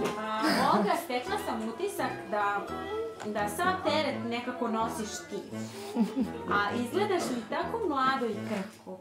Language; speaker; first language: Serbian; native; Serbian